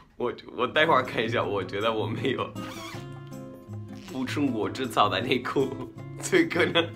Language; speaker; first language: Chinese; non-native, fluent; Spanish